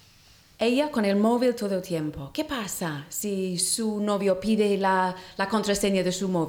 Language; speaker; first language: Spanish; non-native, learner; English